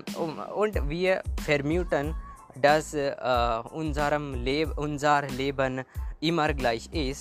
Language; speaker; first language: German; non-native, learner; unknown